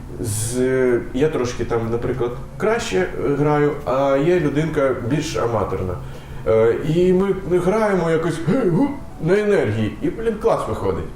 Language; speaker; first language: Ukrainian; non-native, local second language; Russian